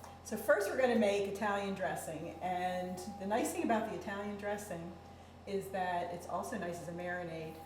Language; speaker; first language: English; native; English